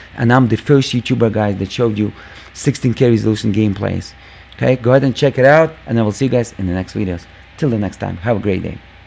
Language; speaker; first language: English; non-native, fluent; Russian